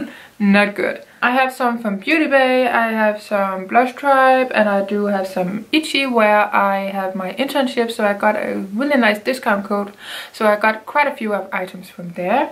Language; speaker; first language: English; non-native, fluent; Danish